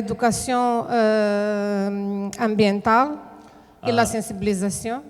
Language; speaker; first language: French; non-native, fluent; Portuguese